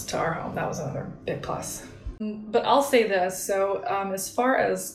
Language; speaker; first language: English; native; English